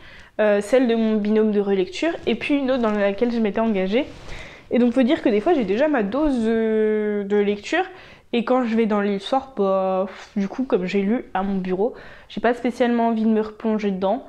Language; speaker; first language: French; native; French